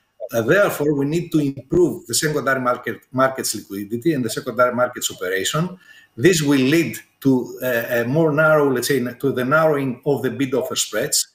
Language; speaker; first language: English; non-native, fluent; Greek